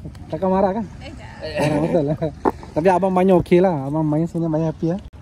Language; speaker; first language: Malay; non-native, learner; Bangla